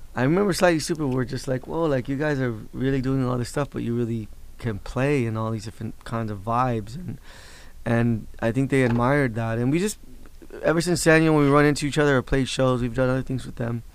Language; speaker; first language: English; native; English